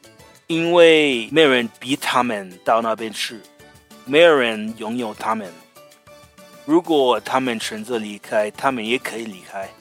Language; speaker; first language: Chinese; non-native, fluent; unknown